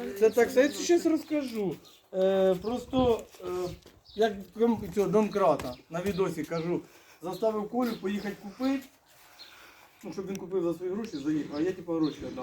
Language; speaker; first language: Ukrainian; native; Ukrainian